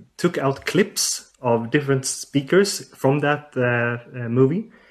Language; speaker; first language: English; non-native, fluent; Swedish